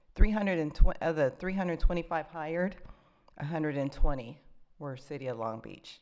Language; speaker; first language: English; native; English